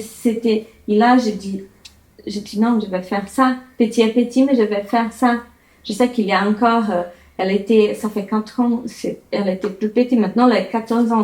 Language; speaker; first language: French; non-native, learner; Portuguese